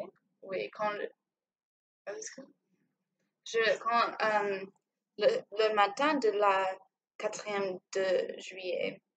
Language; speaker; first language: French; non-native, learner; English